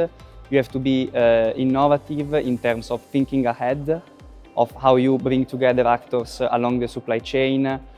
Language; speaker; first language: English; non-native, fluent; Italian